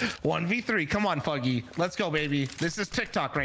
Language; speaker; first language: English; native; English